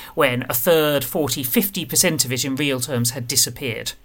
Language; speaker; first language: English; native; English